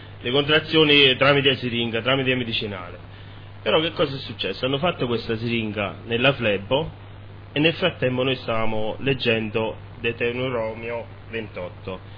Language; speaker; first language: Italian; native; Italian